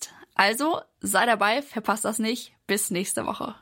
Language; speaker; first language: German; native; German